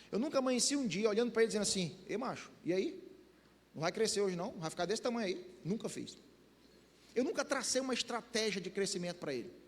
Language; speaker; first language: Portuguese; native; Portuguese